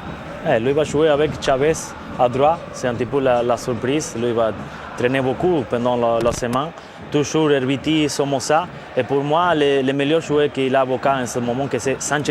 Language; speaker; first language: French; non-native, fluent; Spanish